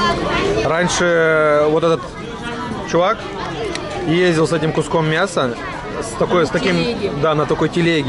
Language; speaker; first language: Russian; native; Russian